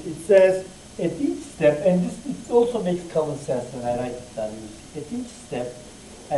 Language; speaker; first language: English; non-native, fluent; Turkish